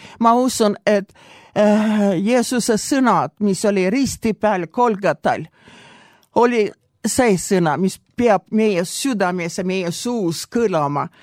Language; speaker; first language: Estonian; non-native, local second language; Russian